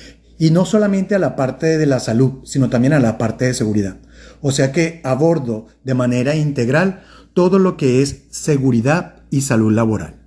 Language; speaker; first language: Spanish; native; Spanish